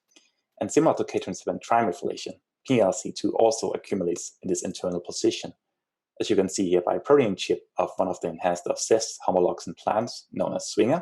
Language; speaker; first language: English; non-native, fluent; Danish